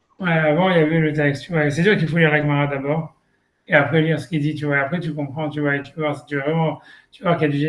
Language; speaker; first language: French; native; French